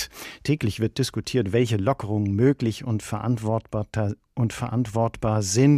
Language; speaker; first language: German; native; German